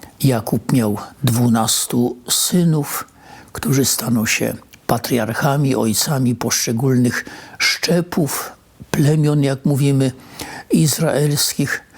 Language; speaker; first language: Polish; native; Polish